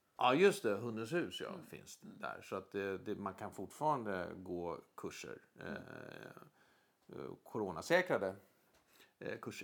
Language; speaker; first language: Swedish; native; Swedish